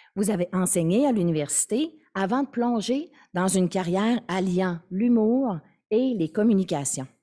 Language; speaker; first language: French; native; French